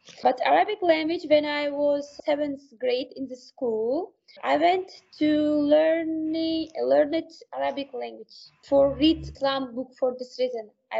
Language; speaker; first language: English; non-native, learner; Uzbek